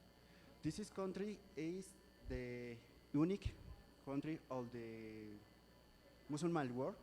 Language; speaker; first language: English; non-native, learner; Spanish